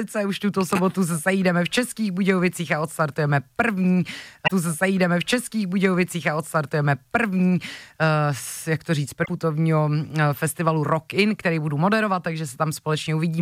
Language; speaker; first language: Czech; native; Czech